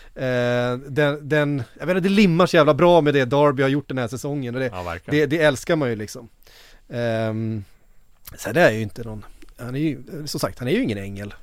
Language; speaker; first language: Swedish; native; Swedish